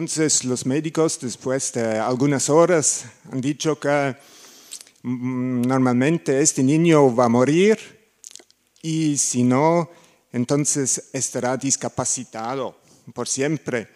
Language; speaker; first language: Spanish; non-native, learner; German